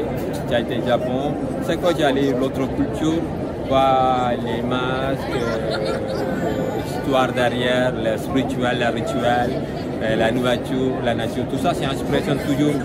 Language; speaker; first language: French; non-native, learner; Tamil